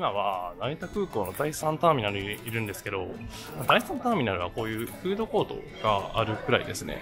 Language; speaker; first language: Japanese; native; Japanese